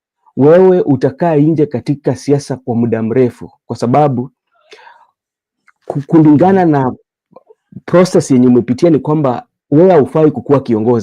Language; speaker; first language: Swahili; non-native, local second language; Luo (Kenya and Tanzania)